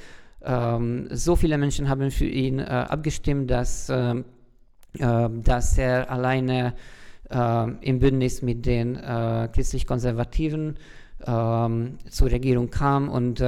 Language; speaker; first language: German; non-native, fluent; Hungarian